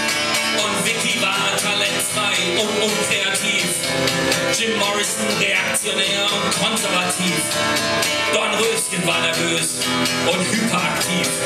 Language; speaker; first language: German; native; German